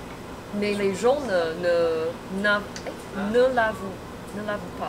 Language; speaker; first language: French; non-native, fluent; Chinese